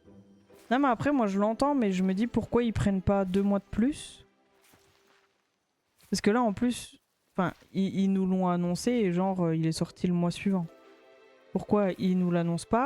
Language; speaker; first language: French; native; French